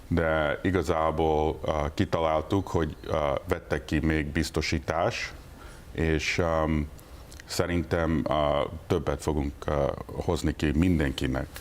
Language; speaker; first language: Hungarian; early bilingual, heritage; English